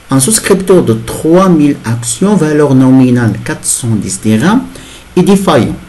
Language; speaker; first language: French; non-native, local second language; Arabic